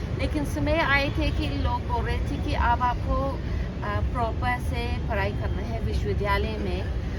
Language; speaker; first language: Hindi; non-native, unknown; English